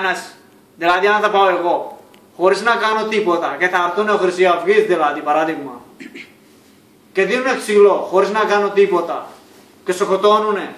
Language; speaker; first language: Greek; non-native, learner; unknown